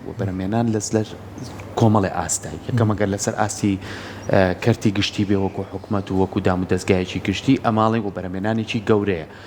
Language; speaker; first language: Central Kurdish; native; Central Kurdish